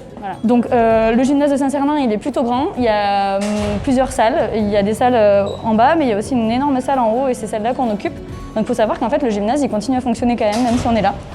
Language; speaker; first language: French; native; French